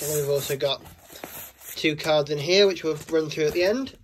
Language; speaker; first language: English; native; English